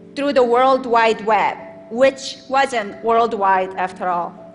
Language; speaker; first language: English; non-native, fluent; Korean